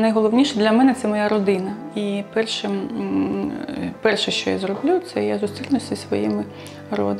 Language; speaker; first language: Ukrainian; non-native, local second language; Russian